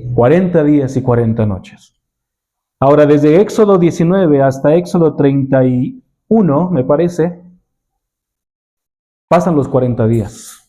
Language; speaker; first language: Spanish; native; Spanish